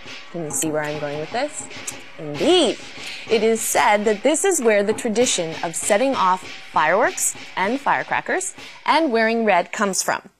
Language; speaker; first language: English; native; English